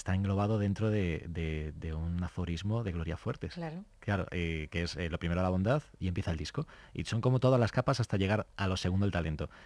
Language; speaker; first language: Spanish; native; Spanish